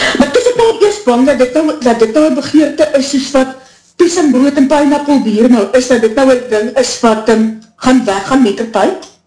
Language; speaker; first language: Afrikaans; native; Afrikaans